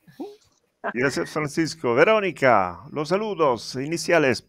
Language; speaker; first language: Spanish; non-native, learner; Italian